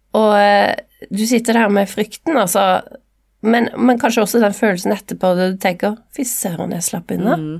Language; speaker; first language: Norwegian; native; Norwegian